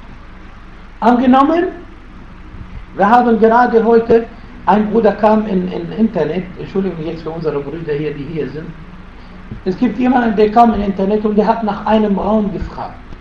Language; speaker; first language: German; non-native, fluent; Arabic